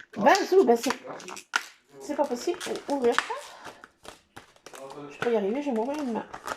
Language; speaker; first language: French; native; French